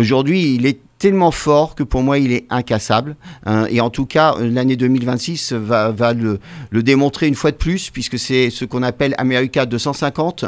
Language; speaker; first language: French; native; French